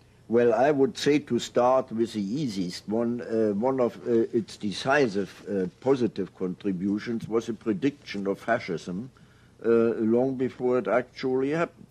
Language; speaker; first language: English; non-native, fluent; German